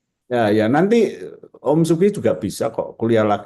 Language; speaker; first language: Indonesian; native; Indonesian